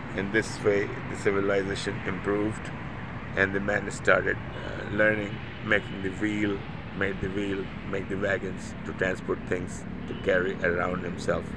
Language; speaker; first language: English; non-native, local second language; Urdu